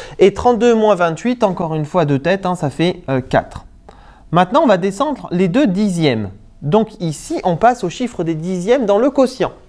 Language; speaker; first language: French; native; French